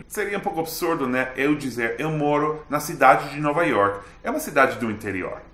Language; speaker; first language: Portuguese; non-native, fluent; English